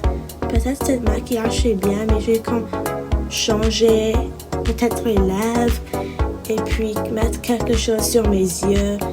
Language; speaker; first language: French; non-native, learner; English